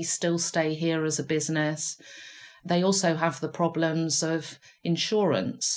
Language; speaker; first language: English; native; English